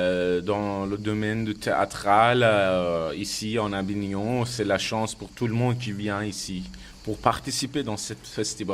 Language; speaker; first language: French; non-native, fluent; Persian